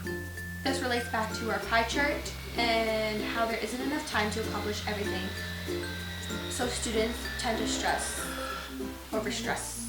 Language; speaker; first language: English; native; English